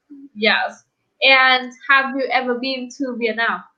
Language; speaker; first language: English; non-native, learner; Vietnamese